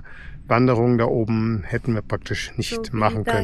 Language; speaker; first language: German; native; German